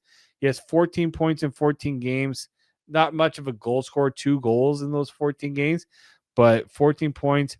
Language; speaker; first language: English; native; English